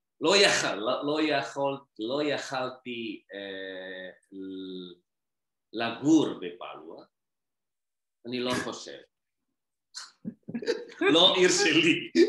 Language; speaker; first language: Hebrew; non-native, learner; Indonesian